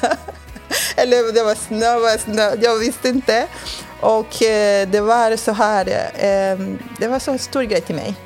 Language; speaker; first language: Swedish; non-native, fluent; Spanish